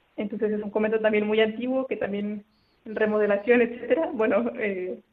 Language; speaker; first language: Spanish; native; Spanish